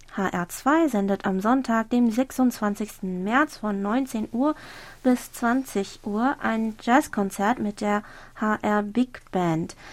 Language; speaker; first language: German; non-native, fluent; Korean